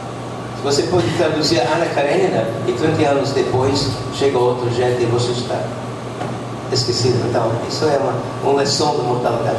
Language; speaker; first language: Portuguese; non-native, fluent; English